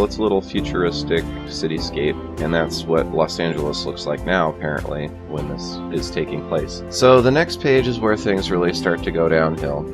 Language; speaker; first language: English; native; English